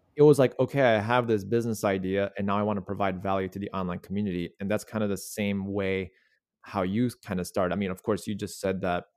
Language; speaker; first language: English; native; English